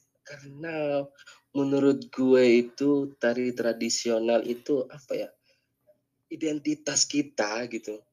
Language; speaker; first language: Indonesian; non-native, local second language; Madurese